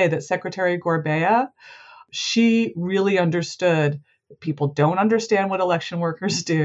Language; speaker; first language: English; native; English